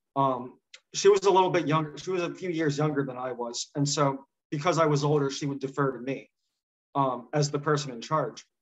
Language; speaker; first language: English; native; English